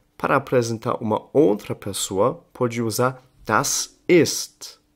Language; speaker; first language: Portuguese; non-native, fluent; German